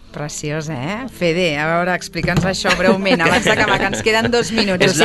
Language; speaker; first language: Catalan; native; Catalan